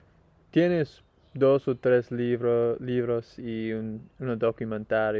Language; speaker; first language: Spanish; non-native, learner; English